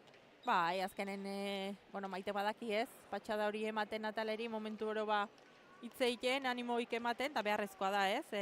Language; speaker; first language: Basque; native; Basque